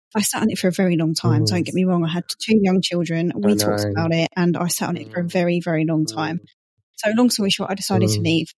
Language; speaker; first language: English; native; English